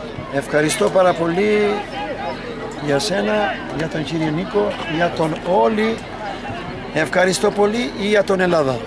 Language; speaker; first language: Greek; non-native, learner; Albanian